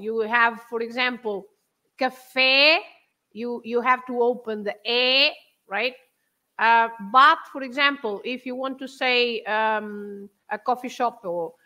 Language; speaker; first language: English; non-native, fluent; Portuguese